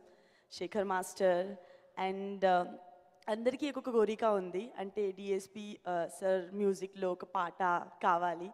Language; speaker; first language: Telugu; non-native, learner; Gujarati